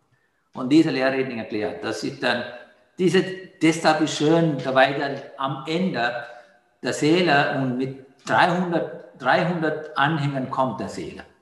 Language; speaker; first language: German; non-native, fluent; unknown